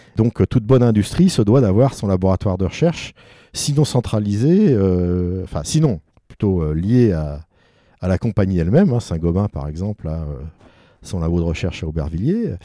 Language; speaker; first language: French; native; French